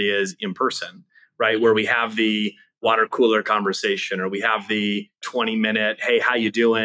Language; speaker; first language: English; native; English